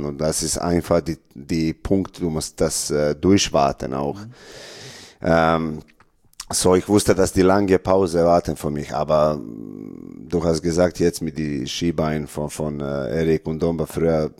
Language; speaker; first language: German; non-native, learner; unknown